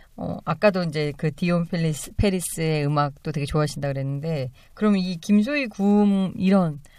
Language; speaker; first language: Korean; native; Korean